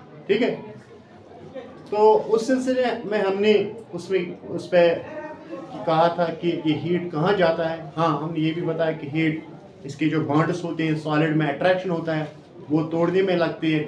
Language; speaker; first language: Hindi; non-native, local second language; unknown